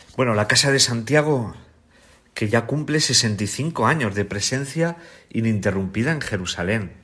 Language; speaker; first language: Spanish; native; Spanish